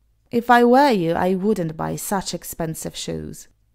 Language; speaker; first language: English; non-native, fluent; Polish